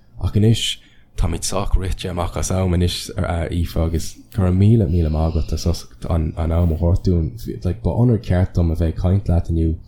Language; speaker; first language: Irish; non-native, local second language; English